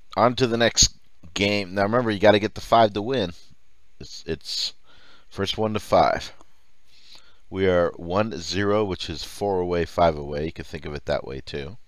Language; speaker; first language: English; early bilingual, other home language; Finnish